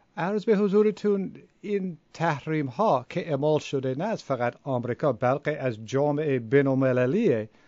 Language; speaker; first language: Persian; non-native, fluent; English